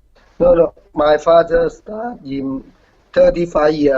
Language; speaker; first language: English; non-native, learner; Thai